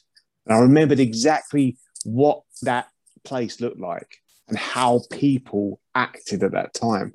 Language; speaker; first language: English; native; English